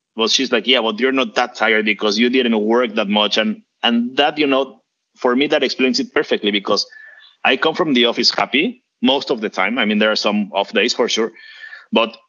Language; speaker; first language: English; non-native, fluent; Spanish